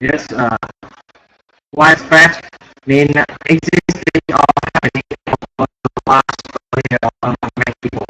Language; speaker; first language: English; non-native, learner; Vietnamese